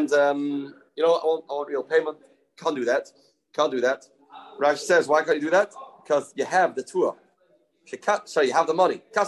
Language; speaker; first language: English; native; English